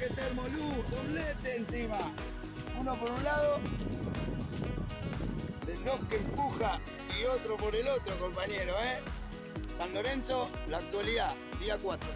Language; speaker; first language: Spanish; native; Spanish